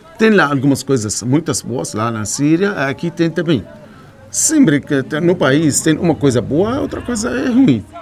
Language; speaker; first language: Portuguese; non-native, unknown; Arabic